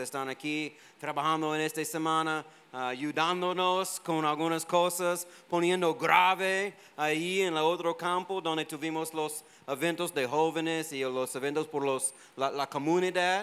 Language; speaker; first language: Spanish; non-native, fluent; English